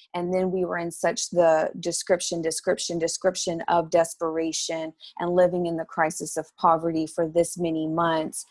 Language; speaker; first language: English; native; English